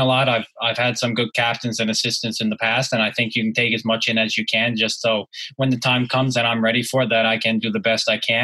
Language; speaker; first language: English; native; English